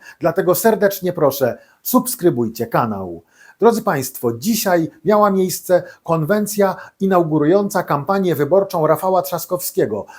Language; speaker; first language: Polish; native; Polish